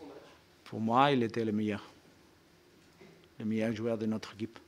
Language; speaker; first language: French; non-native, fluent; Spanish